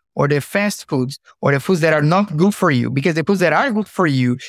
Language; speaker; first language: English; non-native, fluent; Portuguese